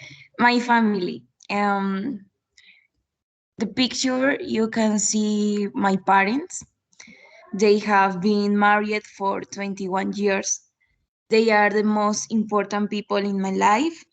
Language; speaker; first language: English; non-native, learner; Spanish